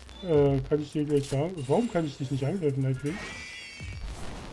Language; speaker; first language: German; native; German